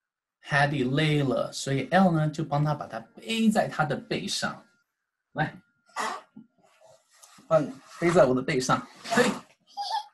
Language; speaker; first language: Chinese; native; Chinese